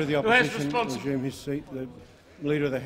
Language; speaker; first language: English; native; English